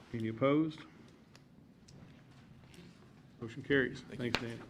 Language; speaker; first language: English; native; English